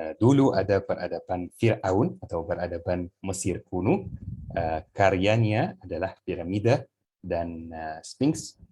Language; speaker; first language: Indonesian; non-native, fluent; Arabic